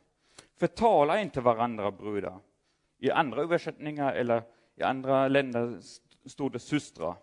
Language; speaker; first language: Swedish; non-native, fluent; German